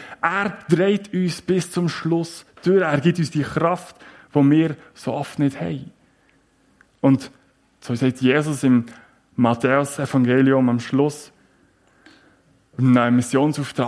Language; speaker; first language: German; native; German